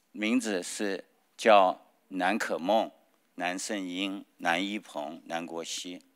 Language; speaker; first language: Chinese; native; Chinese